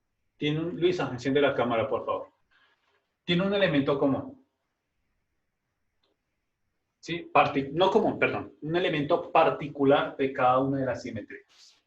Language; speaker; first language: Spanish; native; Spanish